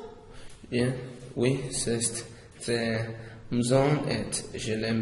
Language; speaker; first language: French; non-native, learner; English